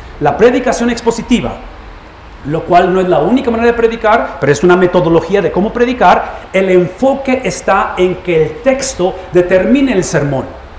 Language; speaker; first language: Spanish; native; Spanish